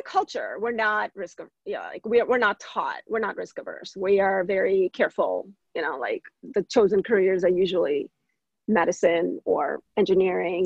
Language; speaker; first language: English; non-native, local second language; Gujarati